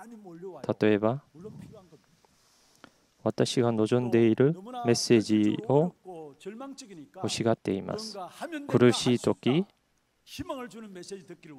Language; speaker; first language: Japanese; non-native, fluent; Korean